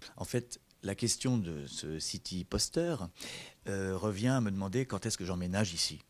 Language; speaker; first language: French; native; French